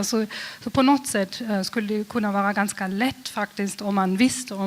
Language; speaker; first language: Swedish; non-native, fluent; German